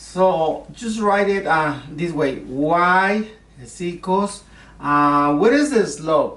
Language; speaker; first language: English; non-native, learner; Spanish